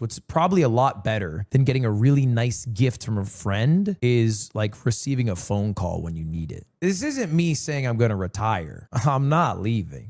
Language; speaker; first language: English; native; English